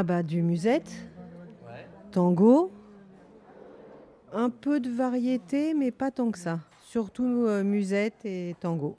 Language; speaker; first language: French; native; French